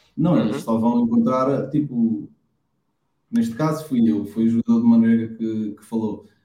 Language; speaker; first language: Portuguese; non-native, local second language; Kabuverdianu